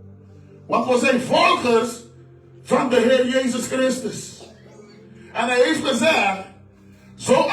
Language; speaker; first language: Dutch; non-native, fluent; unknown